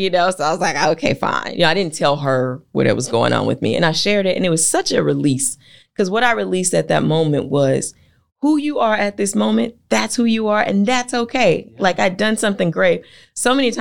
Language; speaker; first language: English; native; English